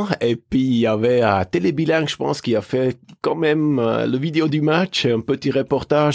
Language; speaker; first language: French; native; French